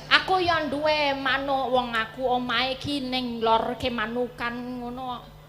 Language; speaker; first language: Javanese; native; Javanese